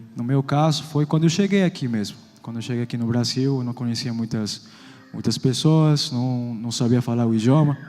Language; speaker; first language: Portuguese; non-native, fluent; Spanish